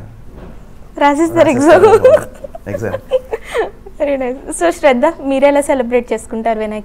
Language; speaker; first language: Telugu; native; Telugu